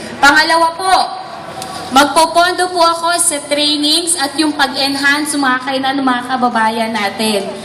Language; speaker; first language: Filipino; native; Filipino